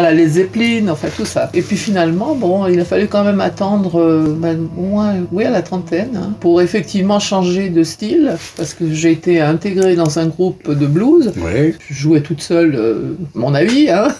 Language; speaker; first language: French; native; French